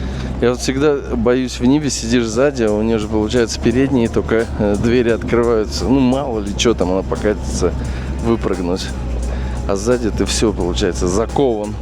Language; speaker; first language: Russian; native; Russian